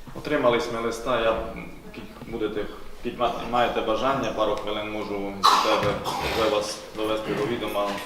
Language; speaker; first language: Ukrainian; native; Ukrainian